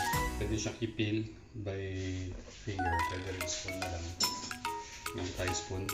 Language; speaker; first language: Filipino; native; Filipino